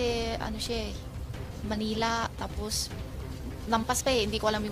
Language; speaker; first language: Filipino; non-native, learner; Chinese